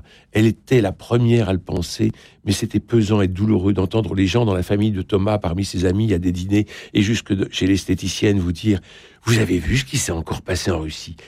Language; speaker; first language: French; native; French